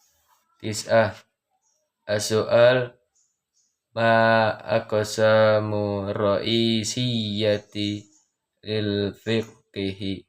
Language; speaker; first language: Arabic; non-native, learner; Indonesian